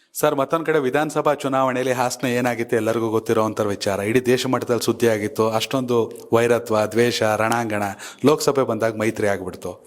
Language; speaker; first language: Kannada; native; Kannada